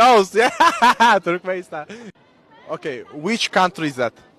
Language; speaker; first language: English; non-native, learner; Turkmen